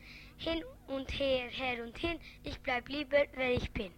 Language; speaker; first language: German; early bilingual, other home language; Albanian